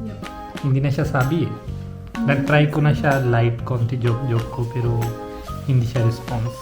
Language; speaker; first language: Filipino; non-native, learner; Punjabi